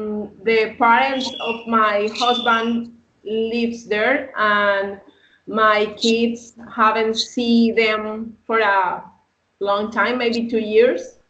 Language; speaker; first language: English; non-native, learner; Spanish